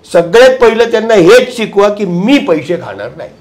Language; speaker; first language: Marathi; non-native, local second language; Gujarati